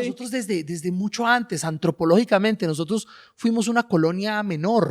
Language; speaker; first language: Spanish; native; Spanish